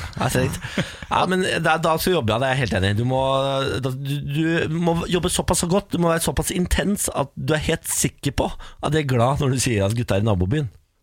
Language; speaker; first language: Norwegian; native; Norwegian